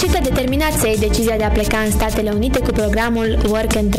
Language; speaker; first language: Romanian; native; Romanian